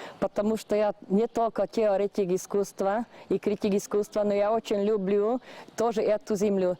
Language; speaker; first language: Russian; non-native, learner; Slovak